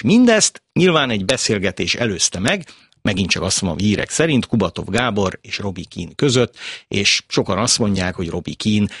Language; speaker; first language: Hungarian; native; Hungarian